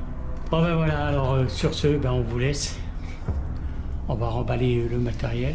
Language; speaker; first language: French; native; French